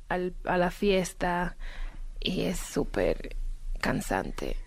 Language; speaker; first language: Spanish; native; Spanish